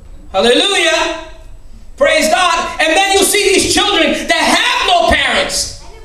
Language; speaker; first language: English; early bilingual, other home language; Spanish